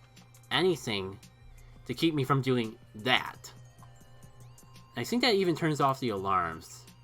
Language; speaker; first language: English; native; English